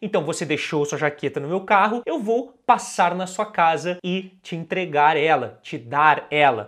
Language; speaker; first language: Portuguese; native; Portuguese